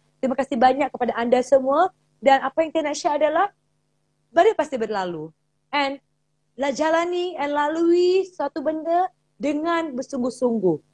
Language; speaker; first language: Malay; native; Malay